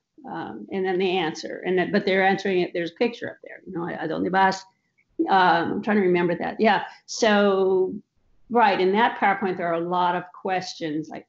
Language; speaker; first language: English; native; English